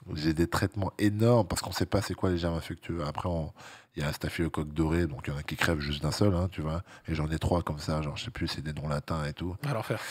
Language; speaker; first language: French; native; French